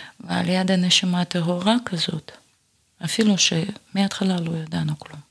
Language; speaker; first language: Hebrew; non-native, fluent; Russian